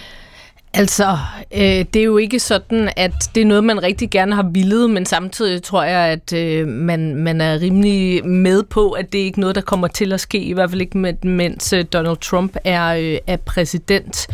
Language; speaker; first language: Danish; native; Danish